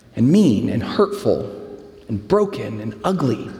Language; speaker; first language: English; native; English